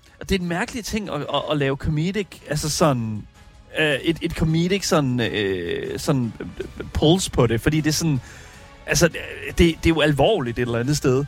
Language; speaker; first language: Danish; native; Danish